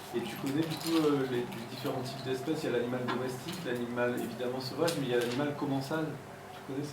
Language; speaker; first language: French; native; French